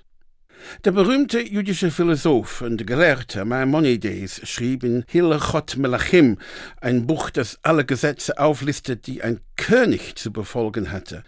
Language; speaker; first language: German; non-native, fluent; English